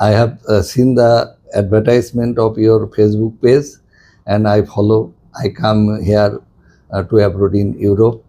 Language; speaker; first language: English; non-native, learner; Bangla